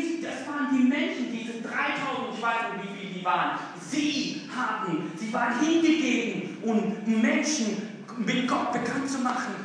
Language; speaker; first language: German; non-native, fluent; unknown